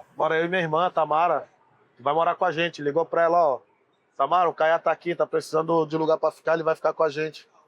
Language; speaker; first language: Portuguese; native; Portuguese